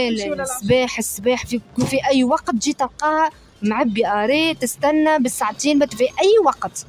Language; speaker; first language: Arabic; native; Arabic